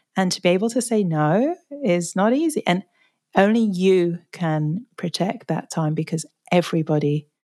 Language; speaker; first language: English; native; English